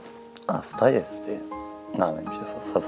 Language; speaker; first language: Romanian; non-native, local second language; Hungarian